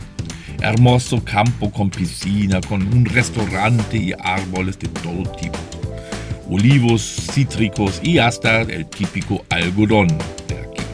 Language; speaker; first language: Spanish; non-native, fluent; German